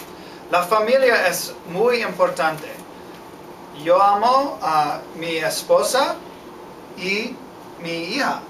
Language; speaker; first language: Spanish; non-native, learner; English